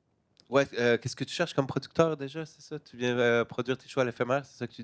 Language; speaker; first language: French; native; French